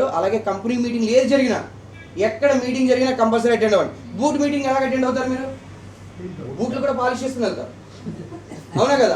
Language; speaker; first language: Telugu; native; Telugu